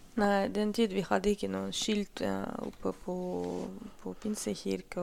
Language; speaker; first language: Norwegian; non-native, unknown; Russian